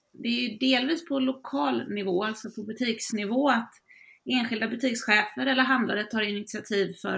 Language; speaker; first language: Swedish; native; Swedish